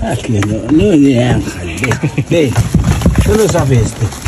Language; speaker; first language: Spanish; non-native, learner; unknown